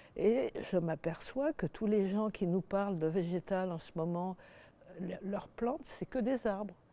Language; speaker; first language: French; native; French